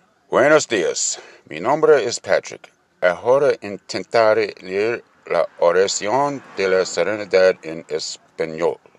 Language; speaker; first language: Spanish; non-native, learner; English